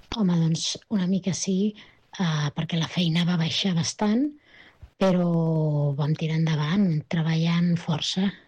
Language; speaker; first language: Catalan; native; Catalan